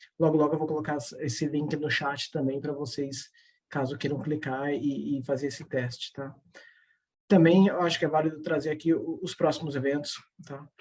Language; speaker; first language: Portuguese; native; Portuguese